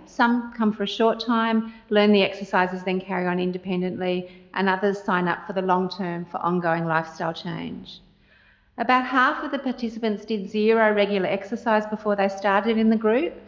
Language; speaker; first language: English; native; English